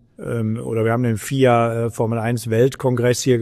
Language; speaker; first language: German; native; German